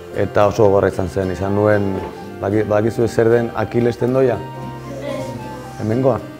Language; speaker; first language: Basque; native; Basque